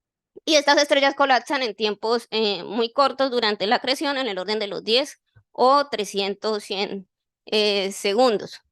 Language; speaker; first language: Spanish; native; Spanish